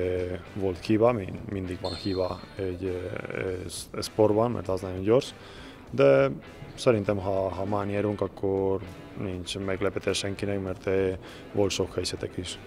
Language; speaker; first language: Hungarian; non-native, fluent; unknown